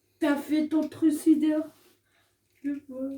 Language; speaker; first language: French; native; French